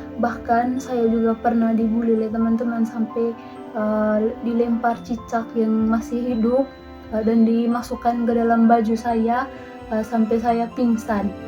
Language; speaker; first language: Indonesian; non-native, local second language; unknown